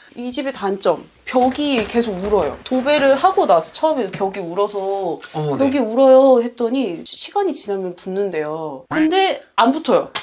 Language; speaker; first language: Korean; native; Korean